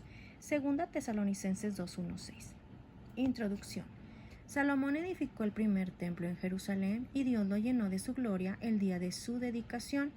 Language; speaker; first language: Spanish; native; Spanish